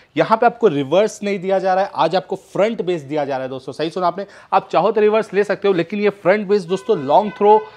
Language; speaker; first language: Hindi; native; Hindi